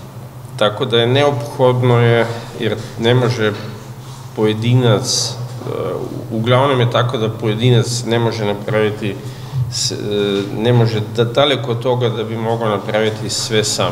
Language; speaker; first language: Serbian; non-native, fluent; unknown